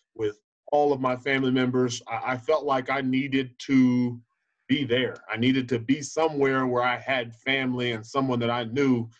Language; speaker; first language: English; native; English